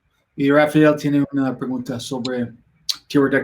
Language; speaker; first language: Spanish; non-native, learner; English